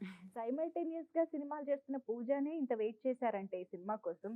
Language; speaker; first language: Telugu; native; Telugu